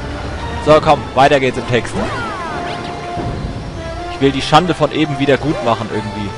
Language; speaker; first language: German; native; German